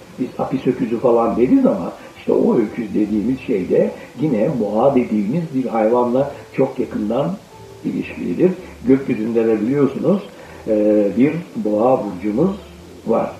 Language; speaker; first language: Turkish; native; Turkish